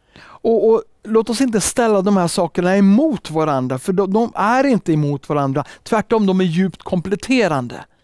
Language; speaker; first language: Swedish; native; Swedish